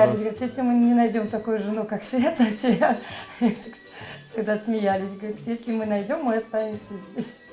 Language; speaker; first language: Russian; native; Russian